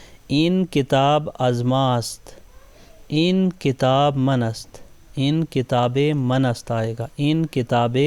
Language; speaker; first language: Persian; non-native, fluent; Urdu